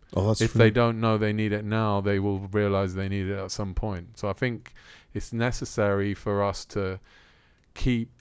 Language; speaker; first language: English; early bilingual, other home language; Italian